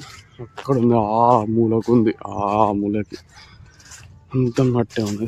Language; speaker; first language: Telugu; native; Telugu